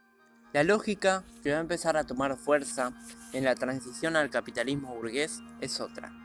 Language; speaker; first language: Spanish; native; Spanish